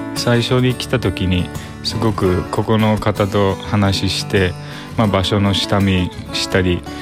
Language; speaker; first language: Japanese; non-native, fluent; English